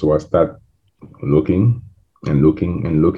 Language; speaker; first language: English; non-native, local second language; French